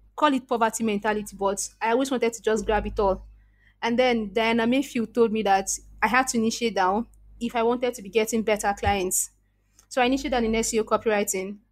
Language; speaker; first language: English; non-native, local second language; Igbo